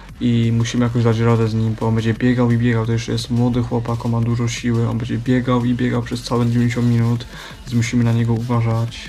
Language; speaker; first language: Polish; early bilingual, heritage; Polish